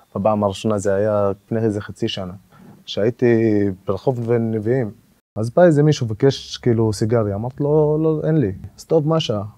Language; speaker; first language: Hebrew; non-native, local second language; Arabic